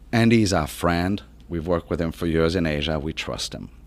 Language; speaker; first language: English; non-native, fluent; French